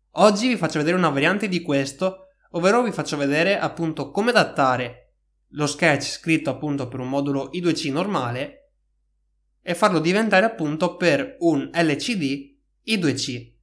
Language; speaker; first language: Italian; native; Italian